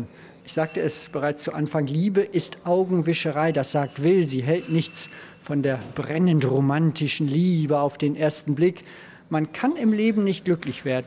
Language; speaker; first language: German; native; German